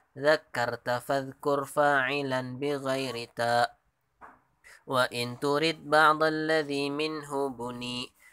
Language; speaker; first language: Arabic; non-native, learner; Indonesian